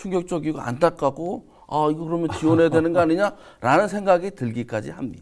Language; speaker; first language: Korean; native; Korean